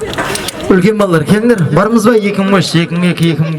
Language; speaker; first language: Kazakh; native; Kazakh